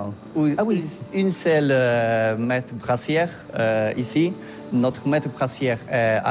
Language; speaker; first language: French; non-native, learner; Polish